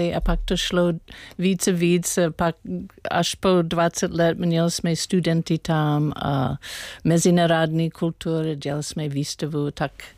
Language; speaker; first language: Czech; non-native, learner; English